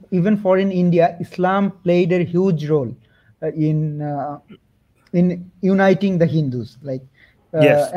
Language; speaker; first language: English; non-native, local second language; Bangla